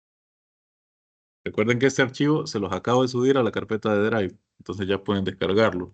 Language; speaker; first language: Spanish; native; Spanish